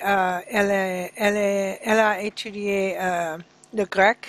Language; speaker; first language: French; non-native, learner; English